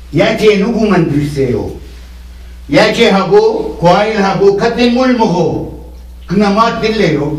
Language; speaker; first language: Korean; non-native, learner; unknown